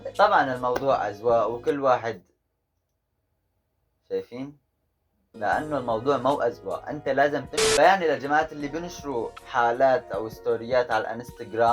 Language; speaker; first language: Arabic; native; Arabic